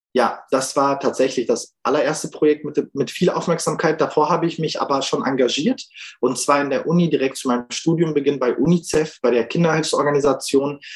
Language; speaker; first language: German; early bilingual, other home language; Turkish